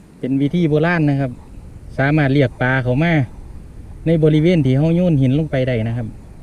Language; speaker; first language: Thai; native; Thai